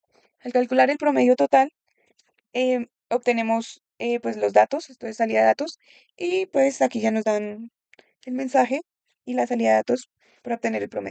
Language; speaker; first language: Spanish; native; Spanish